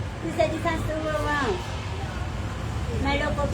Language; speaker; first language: English; non-native, learner; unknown